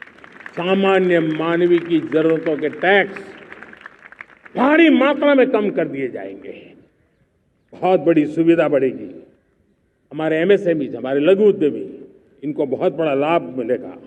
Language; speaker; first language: Hindi; non-native, local second language; Gujarati